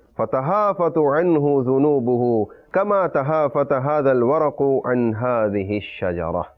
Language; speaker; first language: Arabic; non-native, fluent; Urdu